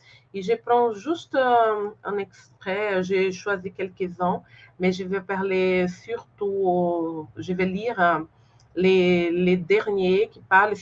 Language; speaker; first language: French; non-native, fluent; Portuguese